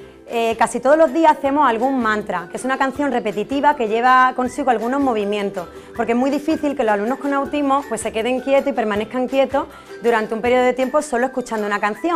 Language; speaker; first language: Spanish; native; Spanish